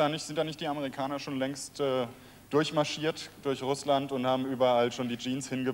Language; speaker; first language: German; native; German